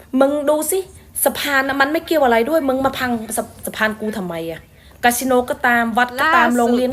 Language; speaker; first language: Thai; non-native, fluent; Khmer